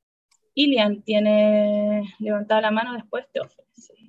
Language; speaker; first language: Spanish; native; Spanish